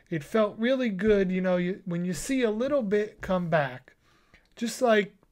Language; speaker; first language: English; native; English